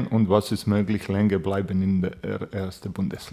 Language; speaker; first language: German; non-native, fluent; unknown